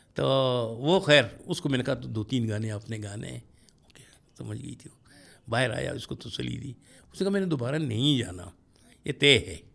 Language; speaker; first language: Urdu; non-native, local second language; Pashto